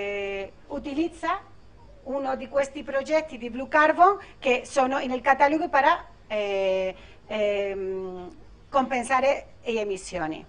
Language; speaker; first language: Italian; non-native, learner; Spanish